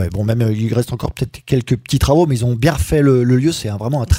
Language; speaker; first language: French; native; French